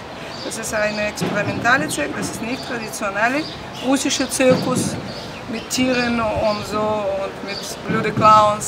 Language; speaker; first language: German; non-native, learner; Russian